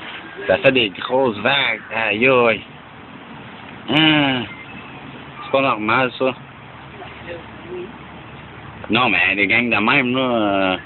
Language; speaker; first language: French; native; French